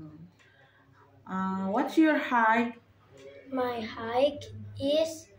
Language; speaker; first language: English; non-native, learner; Indonesian